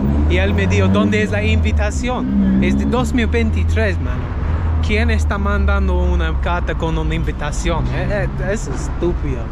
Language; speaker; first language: Spanish; non-native, learner; English